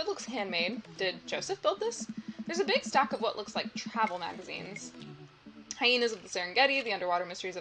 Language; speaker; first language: English; native; English